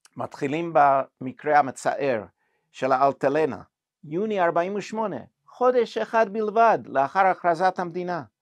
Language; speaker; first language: Hebrew; non-native, fluent; English